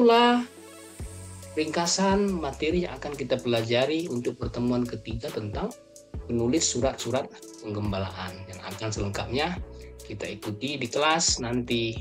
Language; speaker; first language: Indonesian; native; Indonesian